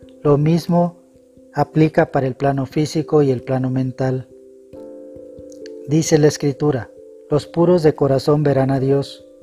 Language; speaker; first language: Spanish; native; Spanish